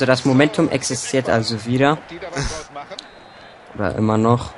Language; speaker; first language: German; native; German